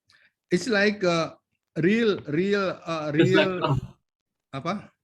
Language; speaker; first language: English; non-native, learner; Indonesian